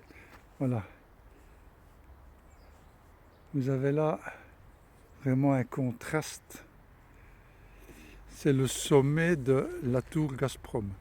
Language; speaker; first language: French; native; French